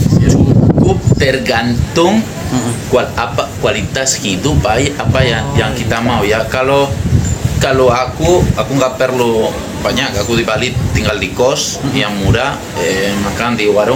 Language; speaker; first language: Indonesian; non-native, fluent; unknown